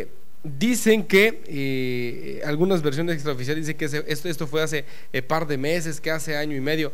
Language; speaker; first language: Spanish; native; Spanish